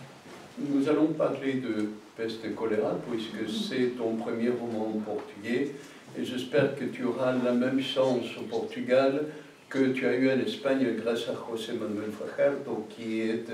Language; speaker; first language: French; non-native, fluent; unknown